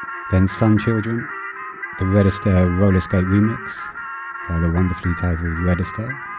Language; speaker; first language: English; native; English